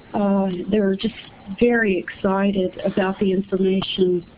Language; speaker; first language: English; native; English